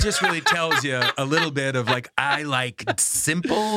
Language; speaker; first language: English; native; English